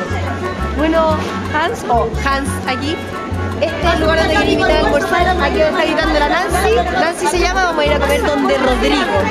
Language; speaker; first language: Spanish; native; Spanish